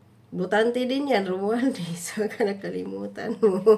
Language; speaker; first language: Filipino; non-native, local second language; Cebuano